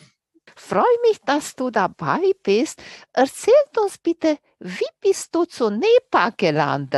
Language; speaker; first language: German; non-native, fluent; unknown